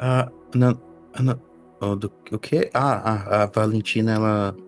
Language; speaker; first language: Portuguese; native; Portuguese